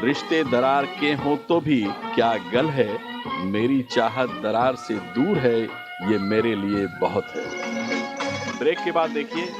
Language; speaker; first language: Hindi; native; Hindi